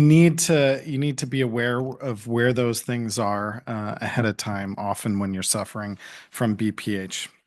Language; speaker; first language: English; native; English